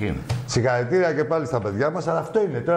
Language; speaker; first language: Greek; native; Greek